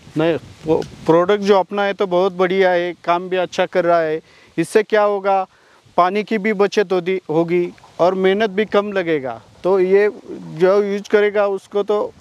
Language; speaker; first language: Hindi; non-native, local second language; Marathi